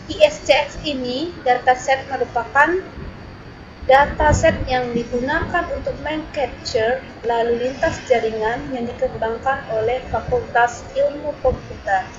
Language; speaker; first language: Indonesian; native; Indonesian